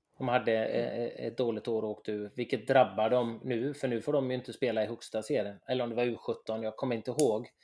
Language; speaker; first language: Swedish; native; Swedish